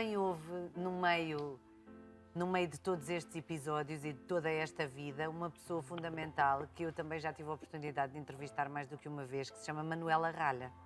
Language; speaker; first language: Portuguese; native; Portuguese